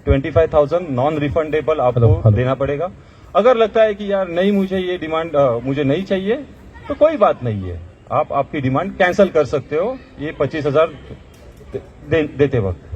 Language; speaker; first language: Hindi; non-native, local second language; Marathi